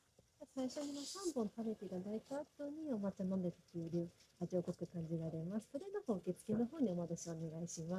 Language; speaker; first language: Japanese; native; Japanese